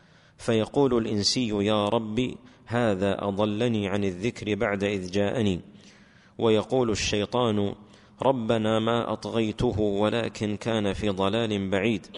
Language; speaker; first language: Arabic; native; Arabic